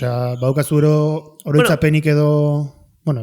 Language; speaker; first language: Basque; native; Basque